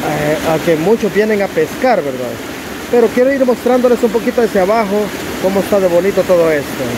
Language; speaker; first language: Spanish; native; Spanish